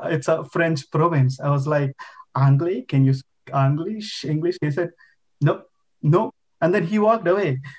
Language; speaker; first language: English; non-native, local second language; Telugu